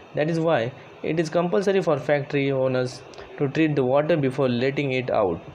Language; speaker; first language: English; non-native, local second language; Marathi